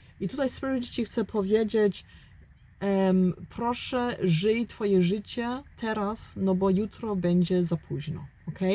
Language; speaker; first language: Polish; early bilingual, heritage; German